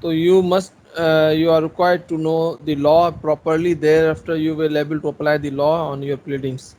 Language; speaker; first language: English; non-native, local second language; Urdu